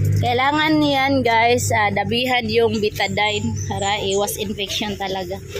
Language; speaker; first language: Filipino; non-native, local second language; Cebuano